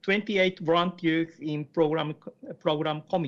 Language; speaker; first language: English; non-native, learner; Japanese